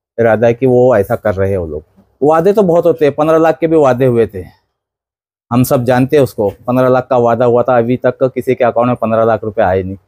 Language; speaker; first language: Hindi; native; Hindi